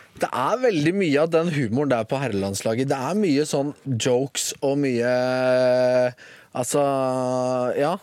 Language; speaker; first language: Norwegian; native; Norwegian